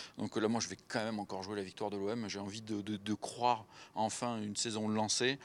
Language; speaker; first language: French; native; French